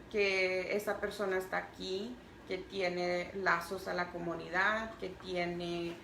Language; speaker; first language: Spanish; early bilingual, heritage; Spanish